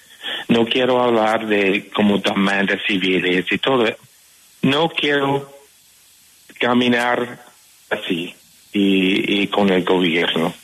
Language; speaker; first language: Spanish; non-native, fluent; English